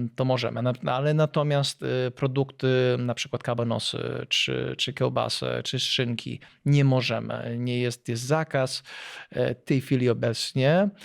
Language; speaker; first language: Polish; early bilingual, heritage; Polish